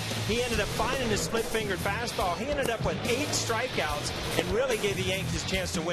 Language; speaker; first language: English; native; English